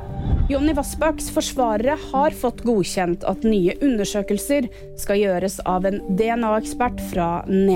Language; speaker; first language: Norwegian; native; Norwegian